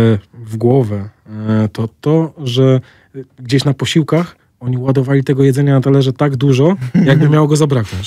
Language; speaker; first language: Polish; native; Polish